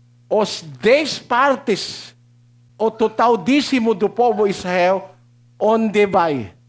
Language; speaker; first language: Portuguese; non-native, learner; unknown